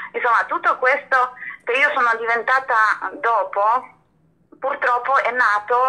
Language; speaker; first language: Italian; non-native, fluent; Polish